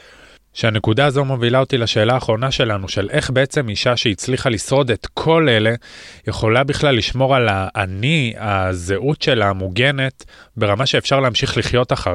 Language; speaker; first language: Hebrew; native; Hebrew